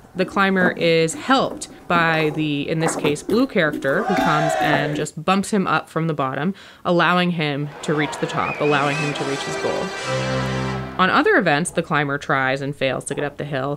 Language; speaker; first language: English; native; English